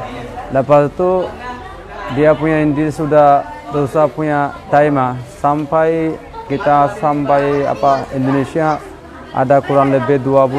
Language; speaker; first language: Indonesian; non-native, learner; Rohingya